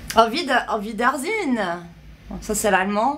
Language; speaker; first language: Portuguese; early bilingual, heritage; Portuguese